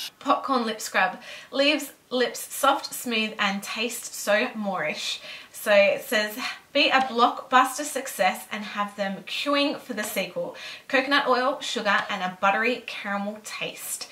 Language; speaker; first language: English; native; English